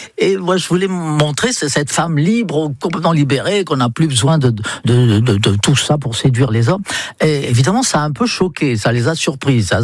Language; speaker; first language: French; non-native, fluent; English